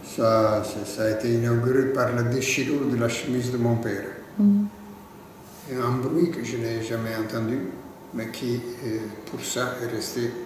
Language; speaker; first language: French; non-native, fluent; Italian